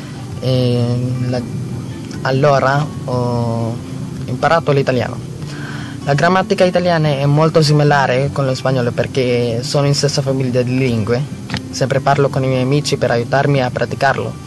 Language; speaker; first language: Italian; non-native, learner; Filipino